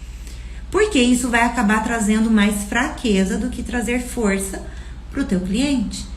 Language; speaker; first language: Portuguese; native; Portuguese